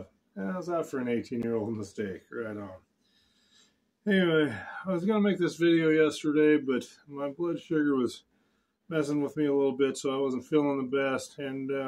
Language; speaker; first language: English; native; English